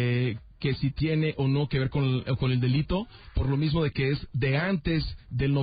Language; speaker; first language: Spanish; native; Spanish